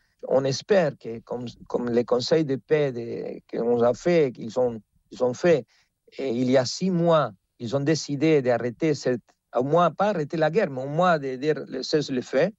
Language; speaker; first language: French; non-native, fluent; Spanish